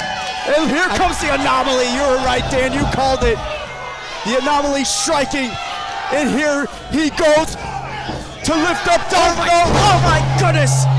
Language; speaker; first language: English; native; English